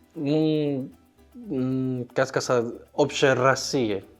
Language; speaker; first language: Russian; non-native, learner; Spanish